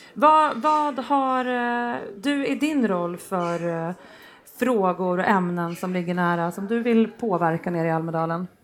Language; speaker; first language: Swedish; native; Swedish